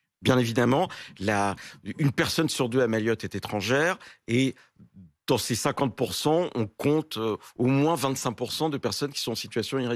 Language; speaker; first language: French; native; French